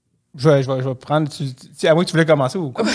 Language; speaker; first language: French; native; French